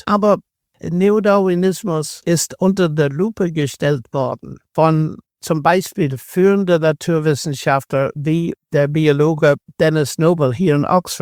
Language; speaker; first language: German; non-native, fluent; English